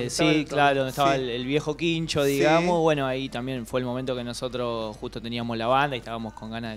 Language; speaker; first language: Spanish; native; Spanish